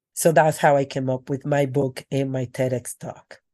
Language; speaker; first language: English; non-native, fluent; Spanish